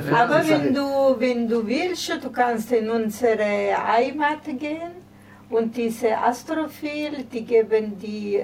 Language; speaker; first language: German; non-native, learner; Italian